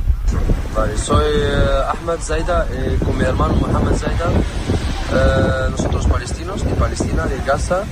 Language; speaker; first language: Spanish; non-native, learner; Arabic